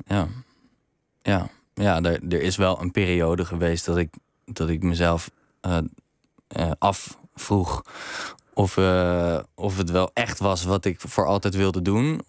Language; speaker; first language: Dutch; native; Dutch